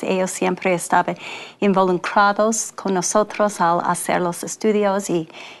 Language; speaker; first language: Spanish; non-native, fluent; English